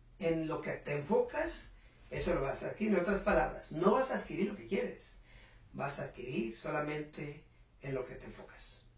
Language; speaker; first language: Spanish; non-native, local second language; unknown